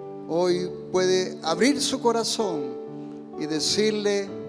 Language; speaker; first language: Spanish; native; Spanish